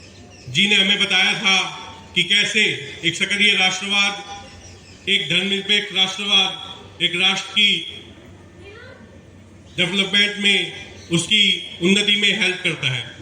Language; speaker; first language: Hindi; native; Hindi